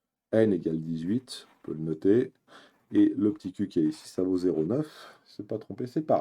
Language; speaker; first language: French; native; French